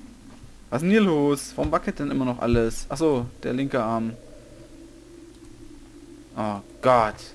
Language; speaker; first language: German; native; German